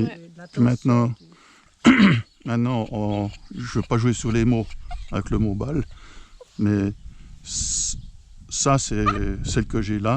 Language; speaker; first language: French; native; French